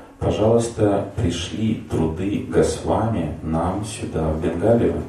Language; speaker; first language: Russian; native; Russian